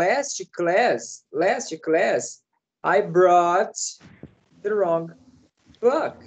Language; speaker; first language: English; non-native, learner; Portuguese